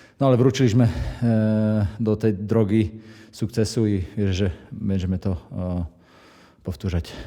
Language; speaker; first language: Polish; non-native, fluent; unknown